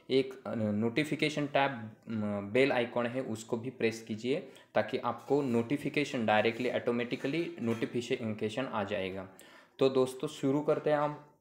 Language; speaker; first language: Hindi; non-native, local second language; Marathi